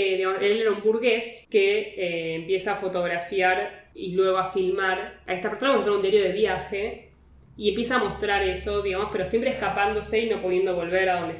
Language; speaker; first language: Spanish; native; Spanish